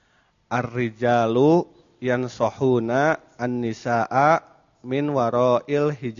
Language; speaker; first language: Arabic; non-native, learner; Indonesian